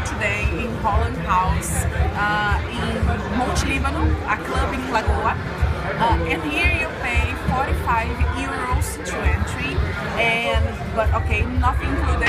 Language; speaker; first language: English; non-native, fluent; Portuguese